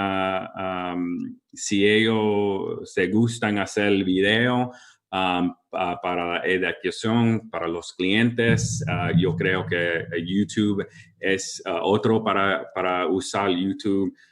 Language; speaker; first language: Spanish; early bilingual, heritage; English